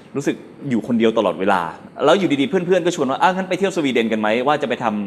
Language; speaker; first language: Thai; native; Thai